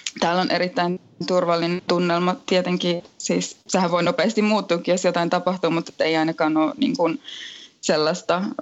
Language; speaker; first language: Finnish; native; Finnish